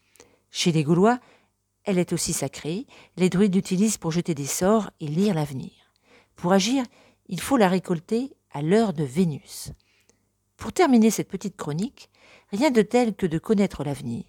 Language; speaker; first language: French; native; French